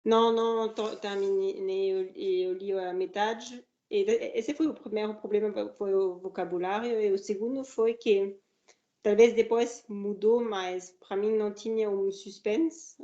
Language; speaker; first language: Portuguese; non-native, learner; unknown